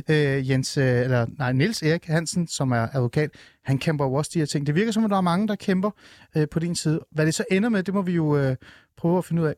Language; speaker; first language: Danish; early bilingual, other home language; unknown